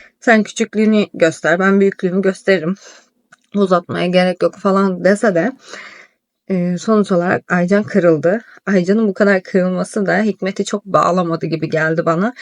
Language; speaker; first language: Turkish; native; Turkish